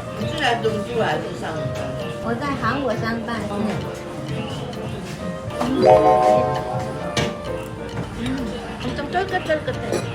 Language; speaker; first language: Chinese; non-native, learner; Korean